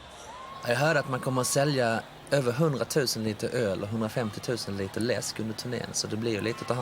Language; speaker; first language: Swedish; native; Swedish